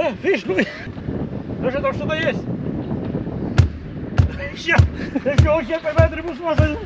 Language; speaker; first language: German; non-native, learner; Russian